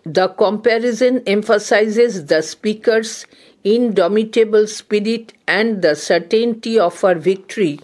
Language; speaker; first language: English; non-native, local second language; Bangla